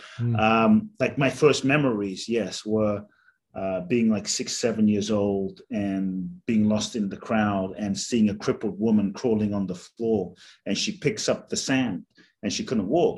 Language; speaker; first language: English; native; English